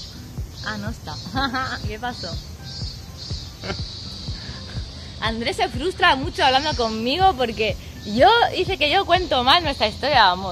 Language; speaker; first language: Spanish; native; Spanish